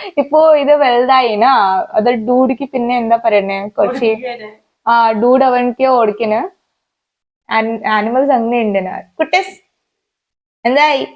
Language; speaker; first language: Malayalam; non-native, learner; Hindi